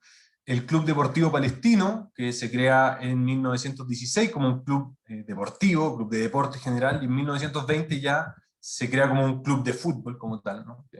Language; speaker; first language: Spanish; native; Spanish